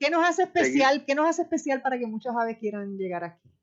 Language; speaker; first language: Spanish; native; Spanish